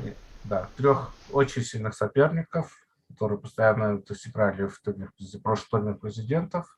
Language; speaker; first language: Russian; native; Russian